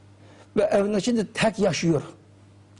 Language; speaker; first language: Turkish; non-native, learner; Uyghur